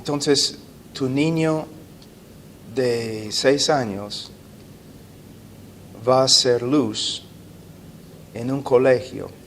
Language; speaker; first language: Spanish; non-native, fluent; English